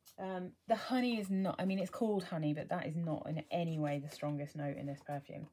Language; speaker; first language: English; native; English